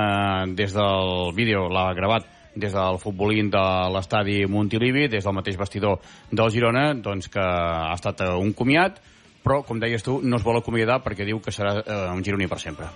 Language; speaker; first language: Catalan; native; Catalan